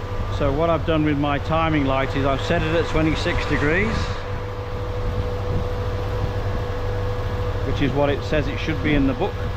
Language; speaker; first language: English; native; English